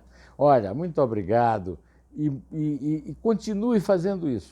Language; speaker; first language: Portuguese; native; Portuguese